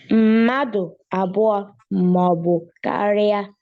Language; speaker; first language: Igbo; non-native, learner; English